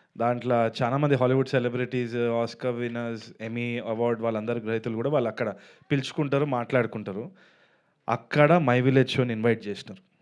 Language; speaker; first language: Telugu; native; Telugu